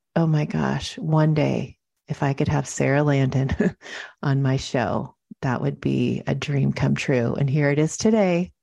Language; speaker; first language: English; native; English